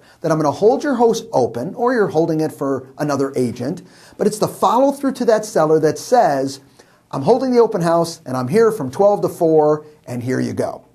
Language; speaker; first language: English; native; English